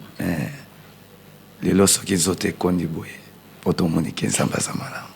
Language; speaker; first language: Lingala; non-native, local second language; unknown